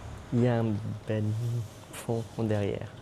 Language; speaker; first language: French; non-native, fluent; Vietnamese